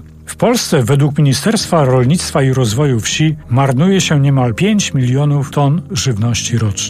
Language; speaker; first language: Polish; native; Polish